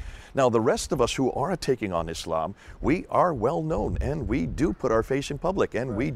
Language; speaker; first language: English; native; English